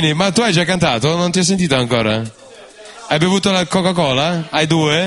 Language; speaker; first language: Italian; non-native, fluent; Russian